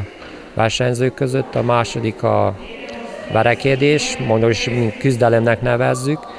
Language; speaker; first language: Hungarian; native; Hungarian